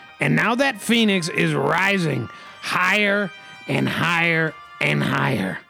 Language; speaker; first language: English; native; English